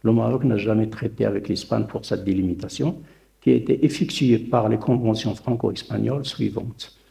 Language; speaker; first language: French; non-native, local second language; Arabic